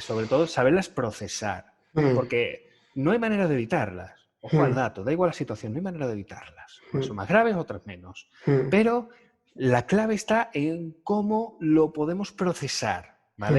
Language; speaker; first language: Spanish; native; Spanish